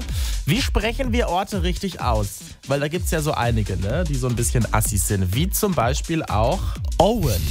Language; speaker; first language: German; native; German